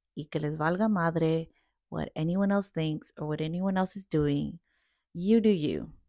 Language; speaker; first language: English; early bilingual, other home language; Spanish